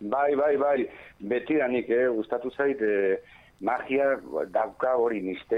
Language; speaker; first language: Basque; non-native, local second language; Spanish